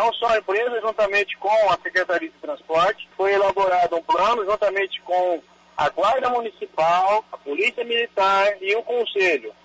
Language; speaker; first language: Portuguese; native; Portuguese